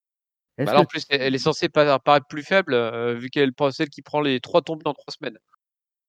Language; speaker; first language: French; native; French